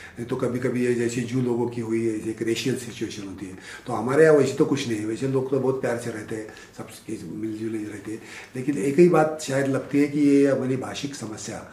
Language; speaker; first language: Hindi; non-native, local second language; Marathi